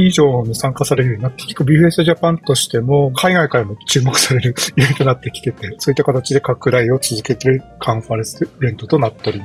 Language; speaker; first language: Japanese; native; Japanese